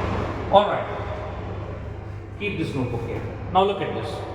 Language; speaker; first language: English; non-native, local second language; Hindi